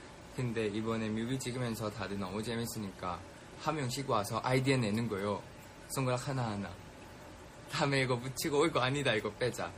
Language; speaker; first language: Korean; non-native, fluent; Thai